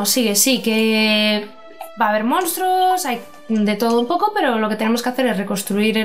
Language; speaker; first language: Spanish; native; Spanish